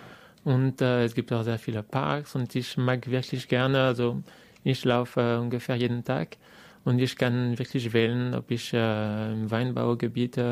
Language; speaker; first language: German; non-native, fluent; French